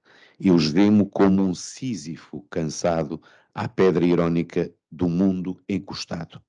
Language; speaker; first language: Portuguese; native; Portuguese